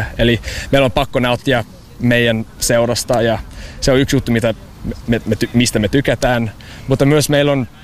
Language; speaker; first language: Finnish; non-native, fluent; English